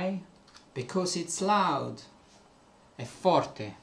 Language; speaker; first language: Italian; non-native, fluent; English